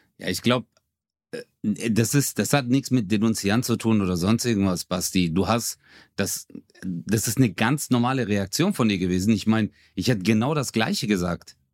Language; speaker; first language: German; early bilingual, other home language; Turkish